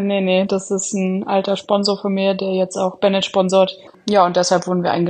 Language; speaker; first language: German; native; German